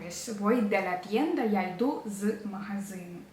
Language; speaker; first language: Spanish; non-native, fluent; Ukrainian